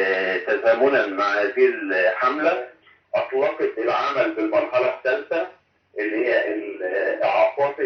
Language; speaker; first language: Arabic; native; Arabic